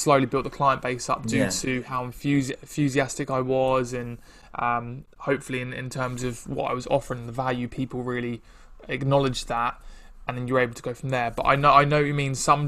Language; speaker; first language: English; native; English